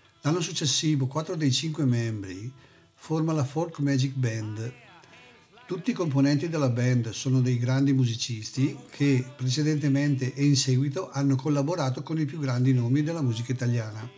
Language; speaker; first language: Italian; native; Italian